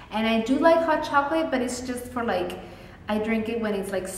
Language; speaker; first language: English; non-native, fluent; Spanish